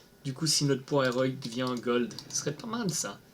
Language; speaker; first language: French; native; French